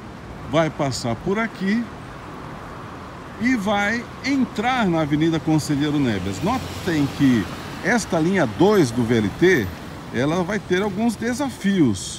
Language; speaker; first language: Portuguese; native; Portuguese